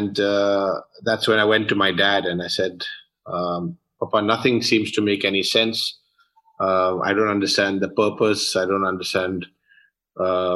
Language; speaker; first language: English; native; English